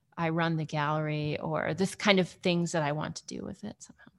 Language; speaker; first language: English; native; English